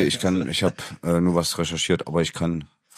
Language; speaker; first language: German; native; German